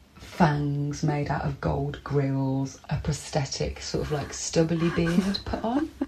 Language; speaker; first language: English; native; English